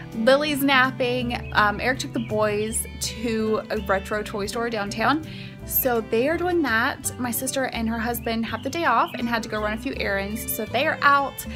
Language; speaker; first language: English; native; English